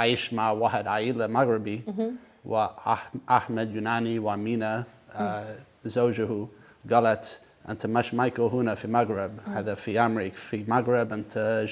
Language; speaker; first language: Arabic; non-native, learner; English